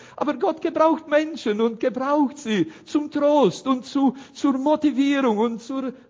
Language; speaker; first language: German; non-native, fluent; Romanian